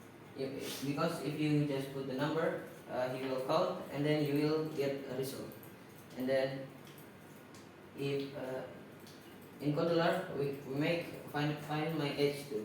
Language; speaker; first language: English; non-native, learner; Indonesian